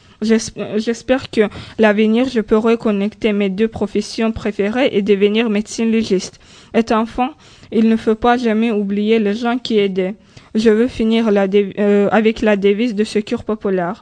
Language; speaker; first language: French; non-native, learner; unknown